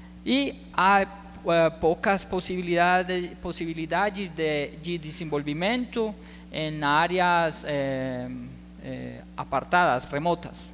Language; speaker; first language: Portuguese; non-native, learner; Spanish